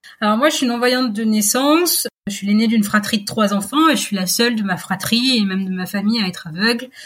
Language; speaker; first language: French; native; French